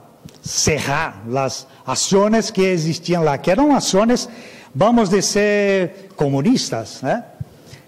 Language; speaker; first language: Spanish; non-native, fluent; Portuguese